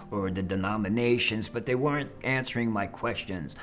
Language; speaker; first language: English; native; English